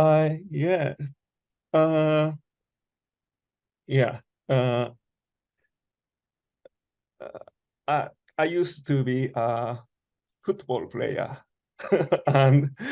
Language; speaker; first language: English; non-native, learner; Japanese